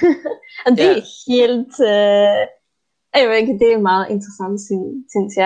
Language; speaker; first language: Danish; non-native, fluent; Polish